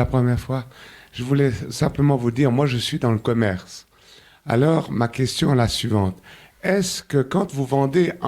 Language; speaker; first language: French; native; French